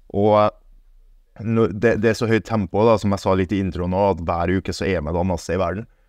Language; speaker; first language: Norwegian; early bilingual, other home language; German